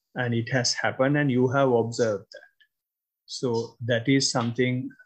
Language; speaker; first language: English; non-native, local second language; Sinhala